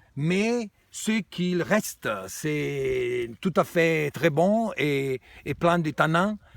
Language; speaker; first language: French; non-native, fluent; Italian